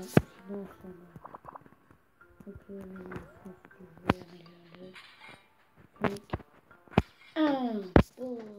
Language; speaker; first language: French; native; French